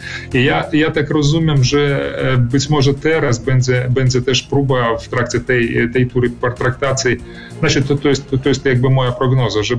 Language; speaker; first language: Polish; early bilingual, heritage; Polish